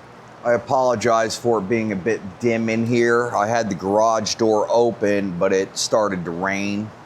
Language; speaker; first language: English; native; English